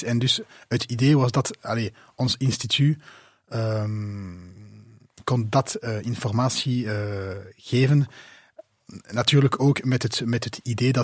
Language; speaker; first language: Dutch; non-native, local second language; French